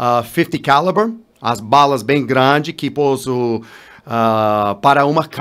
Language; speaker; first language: Portuguese; non-native, learner; English